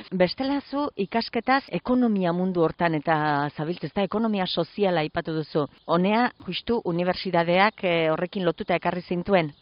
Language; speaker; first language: Basque; native; Basque